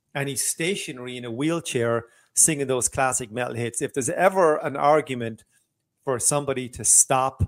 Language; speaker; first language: English; native; English